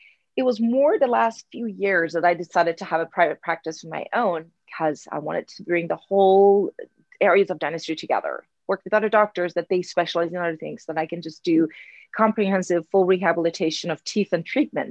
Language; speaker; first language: English; non-native, fluent; Persian